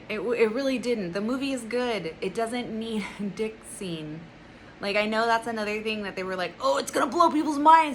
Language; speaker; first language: English; native; English